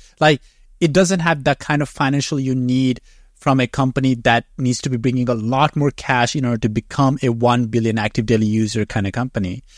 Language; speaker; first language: English; non-native, fluent; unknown